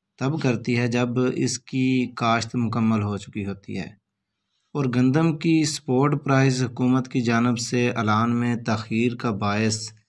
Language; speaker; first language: Urdu; non-native, local second language; Punjabi